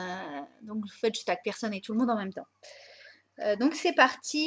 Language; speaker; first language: French; native; French